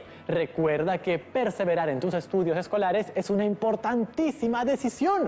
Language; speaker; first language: Spanish; native; Spanish